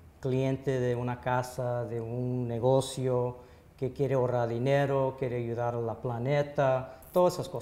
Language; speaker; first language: Spanish; early bilingual, heritage; Spanish